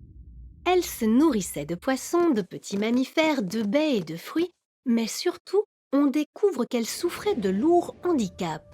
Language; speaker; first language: French; native; French